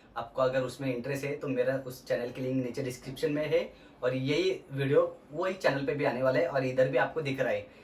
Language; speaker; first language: Hindi; non-native, local second language; Marathi